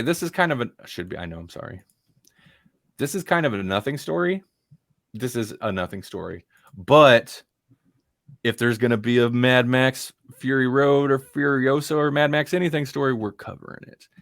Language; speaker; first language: English; native; English